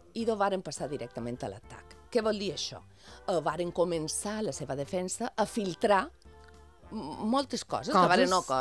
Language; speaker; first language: Catalan; native; Catalan